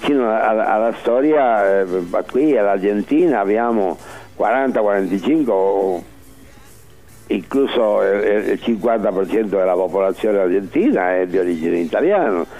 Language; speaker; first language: Italian; early bilingual, heritage; Spanish